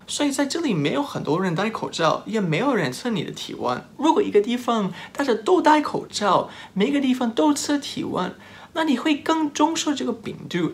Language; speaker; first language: Chinese; non-native, fluent; English